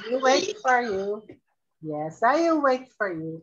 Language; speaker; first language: English; non-native, learner; Portuguese